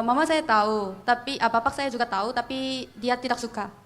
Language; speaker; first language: Indonesian; non-native, fluent; Korean